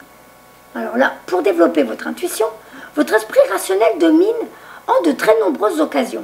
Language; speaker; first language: French; native; French